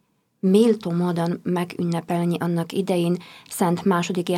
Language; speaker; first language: Hungarian; non-native, fluent; Polish